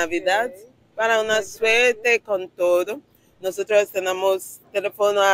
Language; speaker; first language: Spanish; non-native, learner; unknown